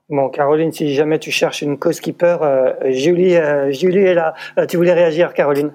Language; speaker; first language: French; native; French